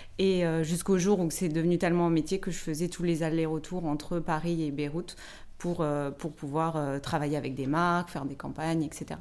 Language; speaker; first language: French; native; French